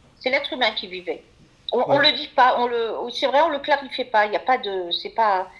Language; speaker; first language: French; early bilingual, other home language; Kabyle